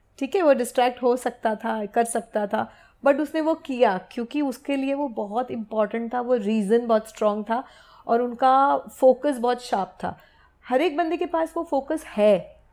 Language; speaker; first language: Hindi; non-native, local second language; Gujarati